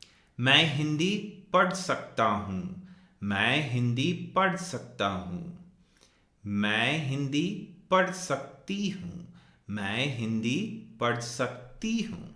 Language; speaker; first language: Hindi; non-native, fluent; English